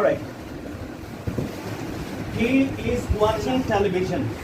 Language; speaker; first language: English; non-native, fluent; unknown